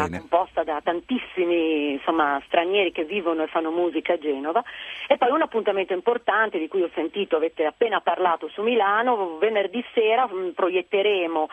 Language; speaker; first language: Italian; native; Italian